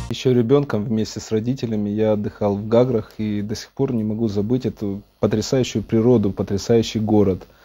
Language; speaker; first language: Russian; native; Russian